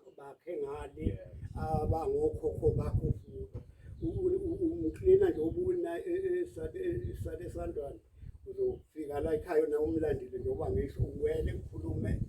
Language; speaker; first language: Zulu; native; Zulu